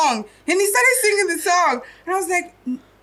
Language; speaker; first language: English; non-native, local second language; Igbo